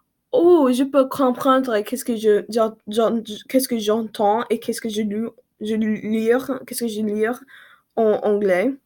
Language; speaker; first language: French; non-native, learner; English